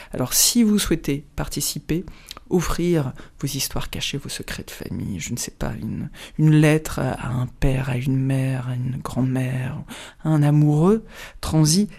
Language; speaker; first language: French; native; French